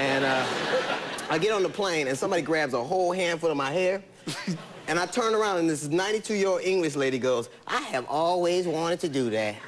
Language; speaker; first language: English; native; English